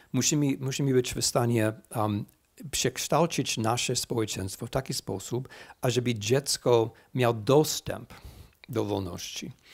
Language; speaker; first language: Polish; non-native, fluent; English